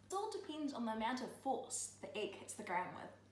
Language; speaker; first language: English; native; English